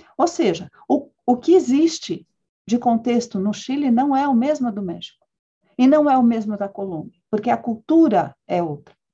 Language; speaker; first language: Portuguese; early bilingual, other home language; Spanish